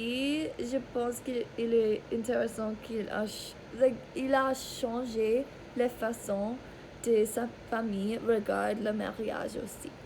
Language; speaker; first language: French; non-native, learner; English